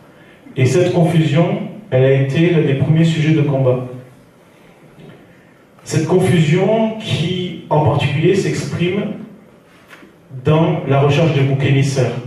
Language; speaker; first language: French; native; French